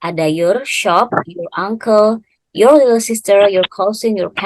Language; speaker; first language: English; non-native, fluent; Indonesian